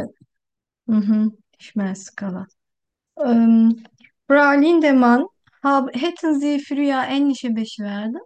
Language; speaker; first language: German; non-native, learner; Turkish